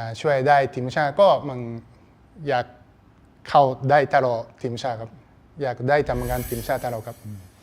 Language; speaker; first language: Thai; non-native, learner; Japanese